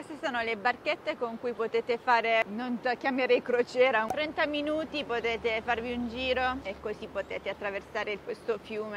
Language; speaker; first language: Italian; native; Italian